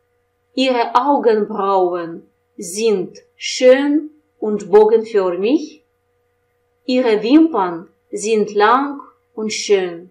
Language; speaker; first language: German; non-native, fluent; Russian